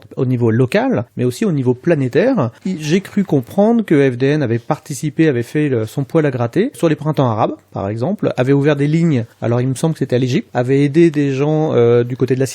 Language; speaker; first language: French; native; French